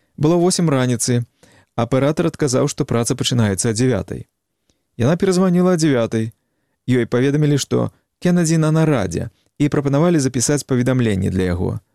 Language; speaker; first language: Belarusian; native; Belarusian